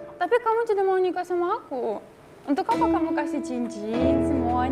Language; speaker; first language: Indonesian; non-native, learner; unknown